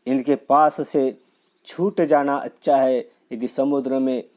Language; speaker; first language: Hindi; non-native, local second language; Marathi